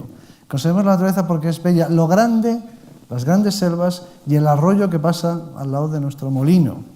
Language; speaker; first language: Spanish; native; Spanish